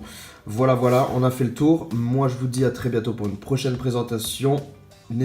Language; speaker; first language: French; native; French